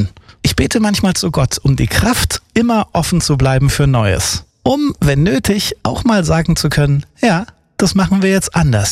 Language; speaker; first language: German; native; German